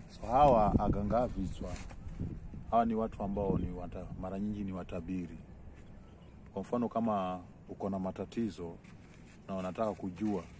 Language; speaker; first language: Swahili; non-native, local second language; Giryama